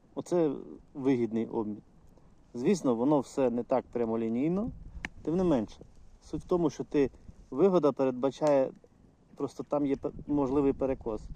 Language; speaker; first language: Ukrainian; non-native, local second language; Russian